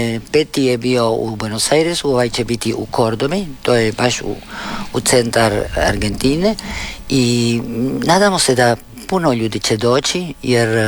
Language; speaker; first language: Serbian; early bilingual, heritage; Spanish